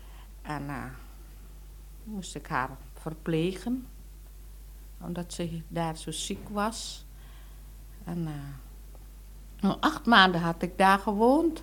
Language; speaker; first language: Dutch; non-native, local second language; Indonesian